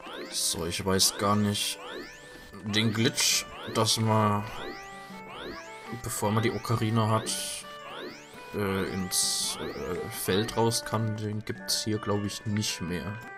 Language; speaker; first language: German; native; German